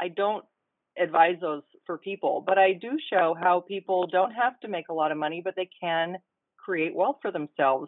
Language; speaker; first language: English; native; English